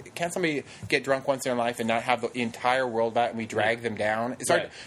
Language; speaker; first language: English; native; English